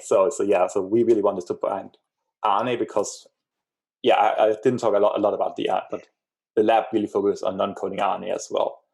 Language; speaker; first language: English; non-native, fluent; Danish